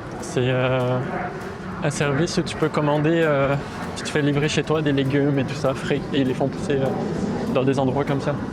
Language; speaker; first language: French; native; French